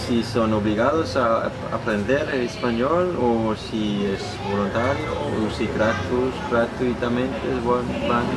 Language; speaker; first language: Spanish; non-native, learner; Danish